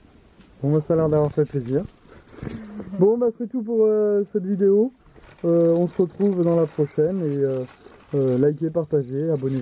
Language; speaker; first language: French; native; French